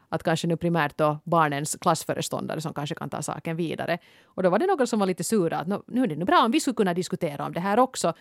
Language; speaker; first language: Swedish; native; Swedish